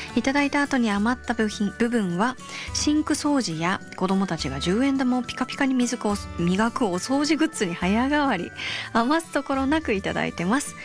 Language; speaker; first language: Japanese; native; Japanese